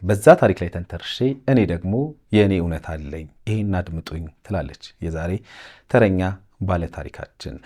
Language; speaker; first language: Amharic; native; Amharic